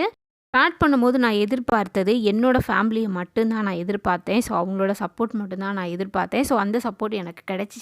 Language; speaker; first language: Tamil; native; Tamil